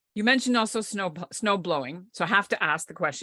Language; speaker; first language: English; native; English